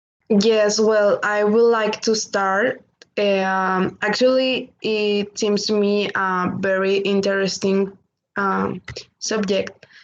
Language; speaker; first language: English; non-native, learner; Spanish